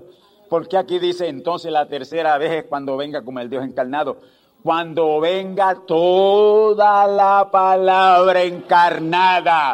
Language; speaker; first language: Spanish; native; Spanish